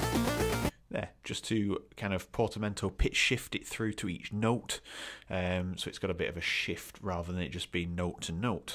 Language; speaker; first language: English; native; English